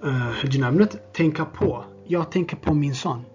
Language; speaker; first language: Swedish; non-native, fluent; Tigrinya